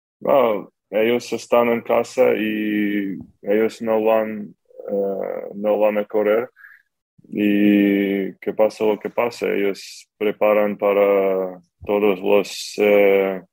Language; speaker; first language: Spanish; non-native, fluent; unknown